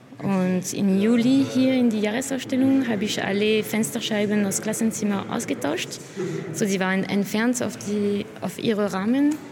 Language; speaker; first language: German; non-native, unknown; French